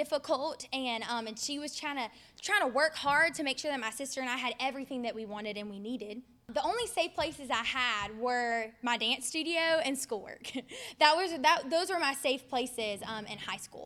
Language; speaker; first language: English; native; English